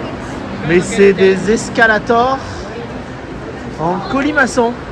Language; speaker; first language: French; native; French